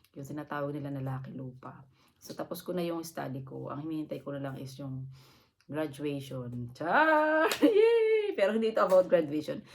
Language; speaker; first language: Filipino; native; Filipino